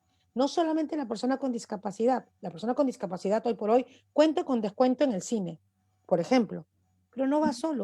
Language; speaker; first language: Spanish; native; Spanish